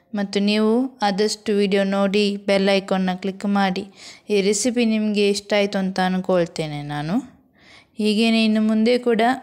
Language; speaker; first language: Kannada; non-native, local second language; Konkani